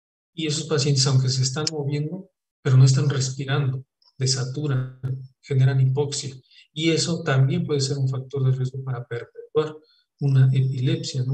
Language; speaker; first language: Spanish; native; Spanish